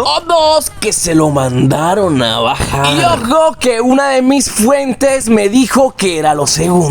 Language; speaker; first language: Spanish; native; Spanish